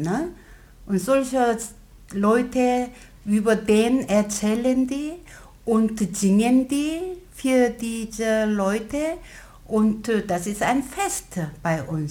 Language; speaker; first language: German; non-native, learner; Korean